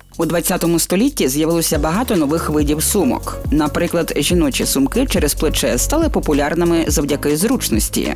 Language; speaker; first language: Ukrainian; native; Ukrainian